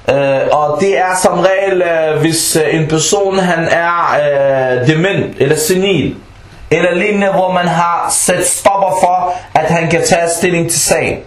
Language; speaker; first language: Danish; early bilingual, other home language; Arabic